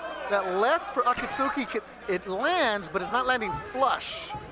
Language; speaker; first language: English; early bilingual, other home language; Spanish